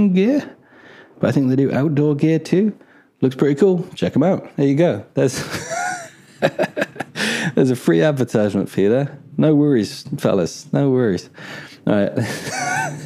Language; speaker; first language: English; native; English